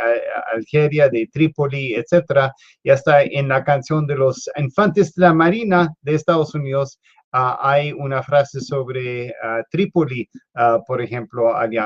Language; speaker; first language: Spanish; non-native, fluent; English